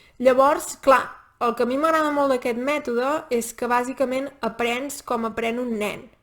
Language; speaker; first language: Catalan; native; Catalan